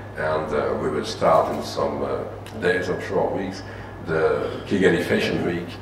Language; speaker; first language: English; non-native, fluent; French